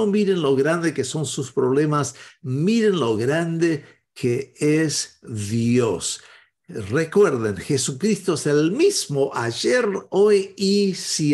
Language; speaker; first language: Spanish; non-native, fluent; English